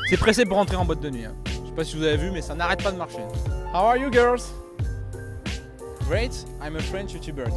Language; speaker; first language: French; native; French